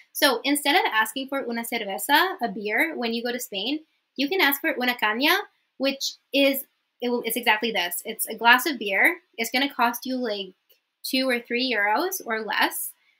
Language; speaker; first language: English; native; English